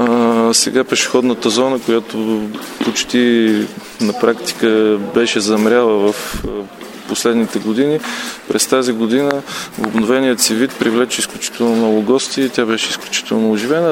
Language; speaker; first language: Bulgarian; native; Bulgarian